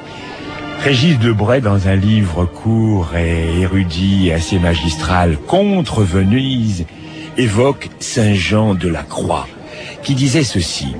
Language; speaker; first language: French; native; French